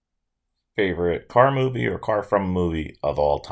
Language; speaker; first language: English; native; English